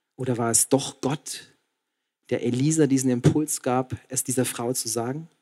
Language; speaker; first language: German; native; German